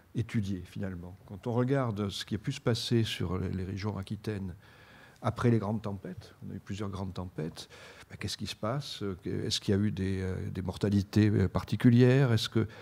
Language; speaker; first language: French; native; French